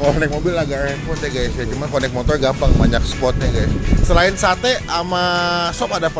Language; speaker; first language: Indonesian; native; Indonesian